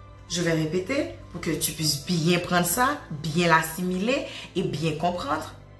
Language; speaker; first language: French; native; French